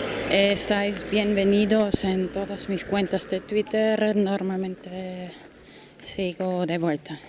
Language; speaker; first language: Spanish; non-native, fluent; German